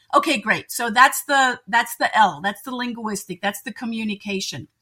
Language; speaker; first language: English; non-native, fluent; German